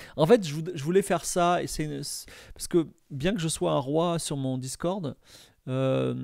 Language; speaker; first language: French; native; French